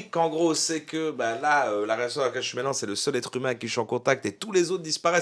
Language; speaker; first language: French; native; French